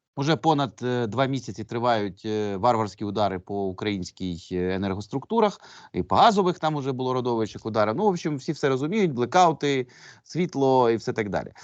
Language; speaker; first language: Ukrainian; native; Ukrainian